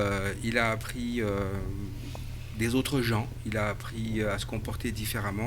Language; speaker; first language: French; native; French